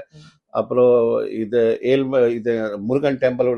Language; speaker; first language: Tamil; non-native, fluent; Hindi